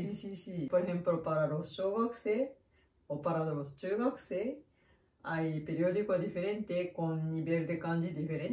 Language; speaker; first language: Spanish; non-native, learner; Japanese